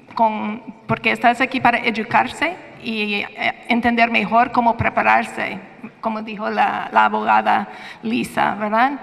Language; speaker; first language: Spanish; non-native, fluent; English